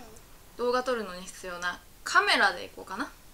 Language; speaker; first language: Japanese; native; Japanese